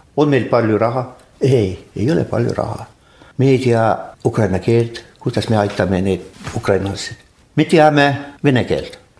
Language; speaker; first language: Estonian; non-native, local second language; Russian